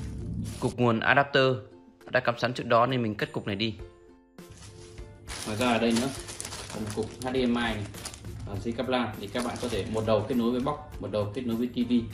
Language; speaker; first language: Vietnamese; native; Vietnamese